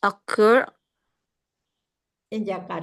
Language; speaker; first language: English; non-native, fluent; Indonesian